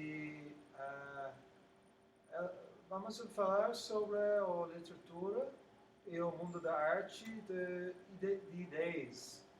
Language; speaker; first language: Portuguese; non-native, learner; English